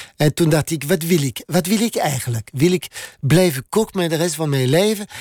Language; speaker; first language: Dutch; non-native, learner; French